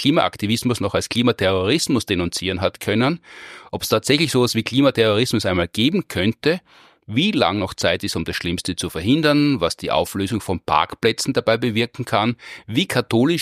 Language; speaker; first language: German; native; German